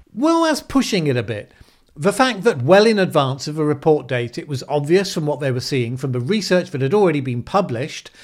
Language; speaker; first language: English; native; English